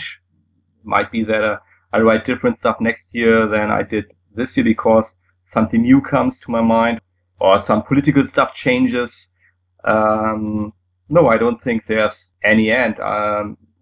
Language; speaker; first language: English; non-native, fluent; German